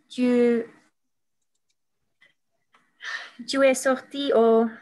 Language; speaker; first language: French; non-native, learner; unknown